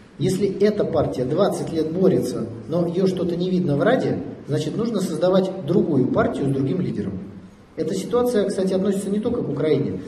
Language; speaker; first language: Russian; native; Russian